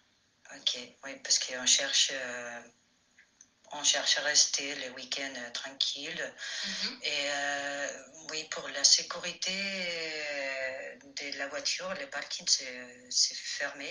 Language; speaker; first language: French; non-native, fluent; Spanish